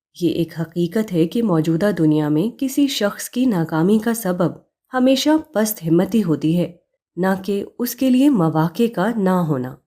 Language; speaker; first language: Urdu; native; Urdu